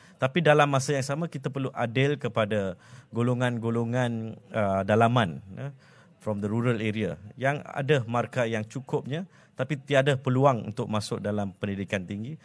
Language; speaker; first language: Malay; non-native, local second language; Tamil